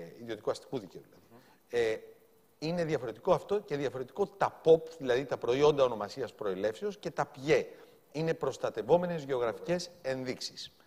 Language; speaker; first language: Greek; native; Greek